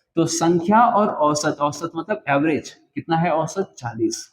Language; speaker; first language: Hindi; non-native, local second language; Kannada